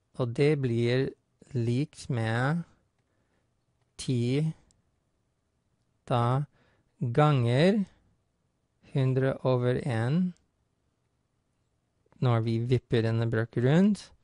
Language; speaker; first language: Norwegian; non-native, fluent; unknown